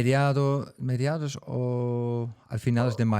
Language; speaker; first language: Spanish; non-native, fluent; Dutch